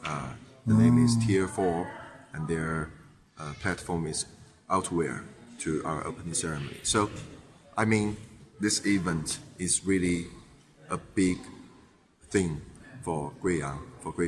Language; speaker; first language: English; non-native, fluent; Chinese